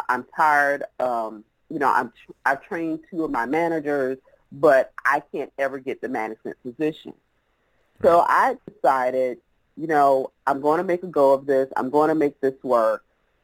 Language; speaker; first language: English; native; English